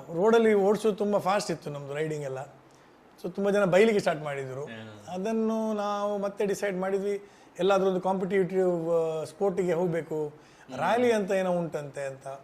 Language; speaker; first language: Kannada; native; Kannada